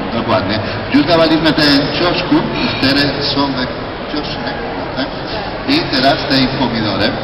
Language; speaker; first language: Polish; non-native, learner; Spanish